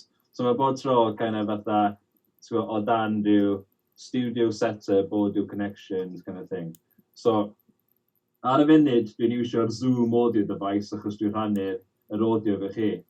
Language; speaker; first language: Welsh; native; Welsh